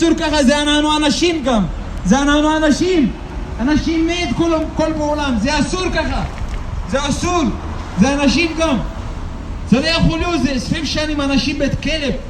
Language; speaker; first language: Hebrew; non-native, learner; Tigrinya